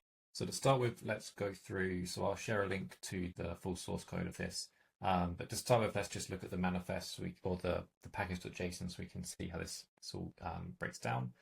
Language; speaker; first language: English; native; English